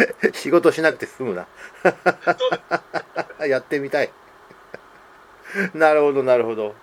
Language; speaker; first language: Japanese; native; Japanese